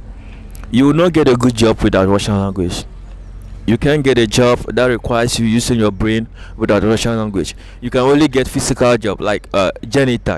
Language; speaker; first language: English; native; English